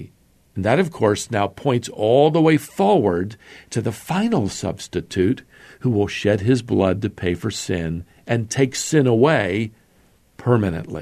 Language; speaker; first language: English; native; English